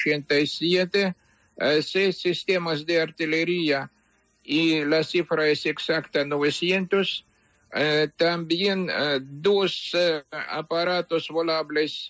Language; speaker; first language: Spanish; non-native, fluent; Ukrainian